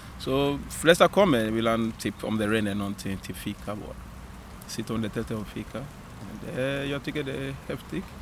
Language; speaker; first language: Swedish; non-native, fluent; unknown